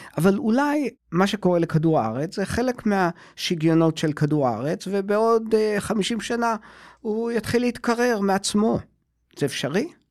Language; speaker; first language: Hebrew; native; Hebrew